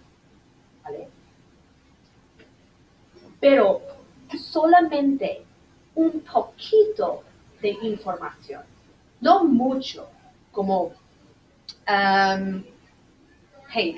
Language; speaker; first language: Spanish; non-native, fluent; English